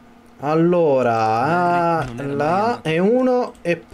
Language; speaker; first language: Italian; native; Italian